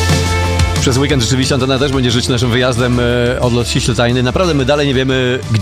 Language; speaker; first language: Polish; native; Polish